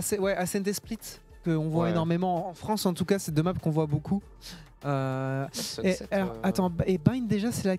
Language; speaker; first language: French; native; French